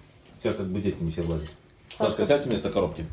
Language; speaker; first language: Russian; native; Russian